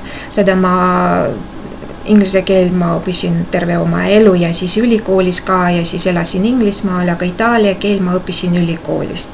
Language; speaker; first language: Estonian; non-native, local second language; Russian